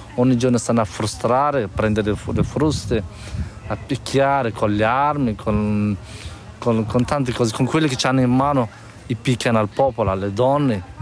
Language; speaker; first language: Italian; non-native, fluent; Persian